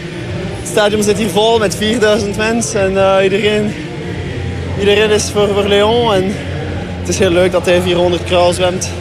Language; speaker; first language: Dutch; non-native, local second language; French